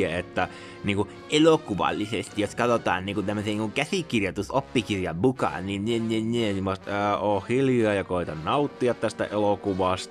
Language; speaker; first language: Finnish; native; Finnish